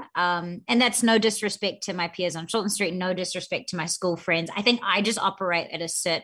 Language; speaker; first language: English; native; English